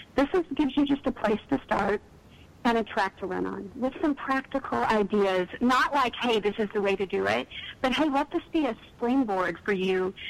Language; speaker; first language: English; native; English